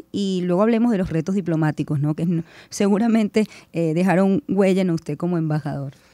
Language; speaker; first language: Spanish; native; Spanish